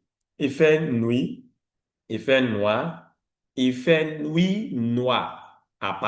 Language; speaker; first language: French; non-native, fluent; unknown